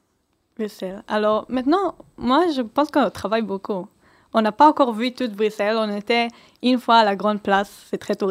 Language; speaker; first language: French; early bilingual, heritage; Hebrew